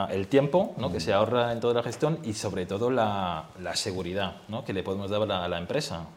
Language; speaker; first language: Spanish; non-native, fluent; German